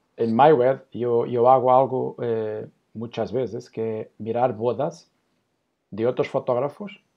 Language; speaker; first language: Spanish; non-native, learner; Portuguese